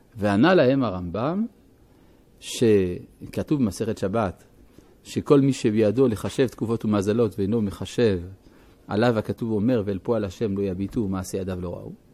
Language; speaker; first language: Hebrew; non-native, fluent; French